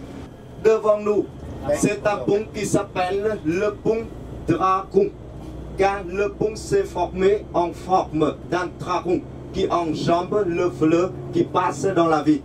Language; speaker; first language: French; non-native, fluent; Vietnamese